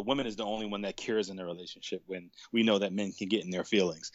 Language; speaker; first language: English; native; English